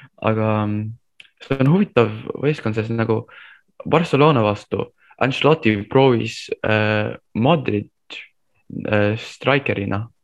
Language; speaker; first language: Estonian; non-native, fluent; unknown